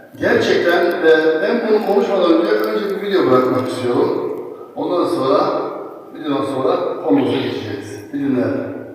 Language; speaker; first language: Turkish; non-native, fluent; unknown